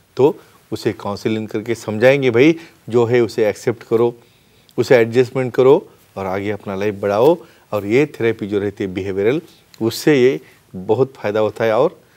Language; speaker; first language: Hindi; non-native, local second language; Marathi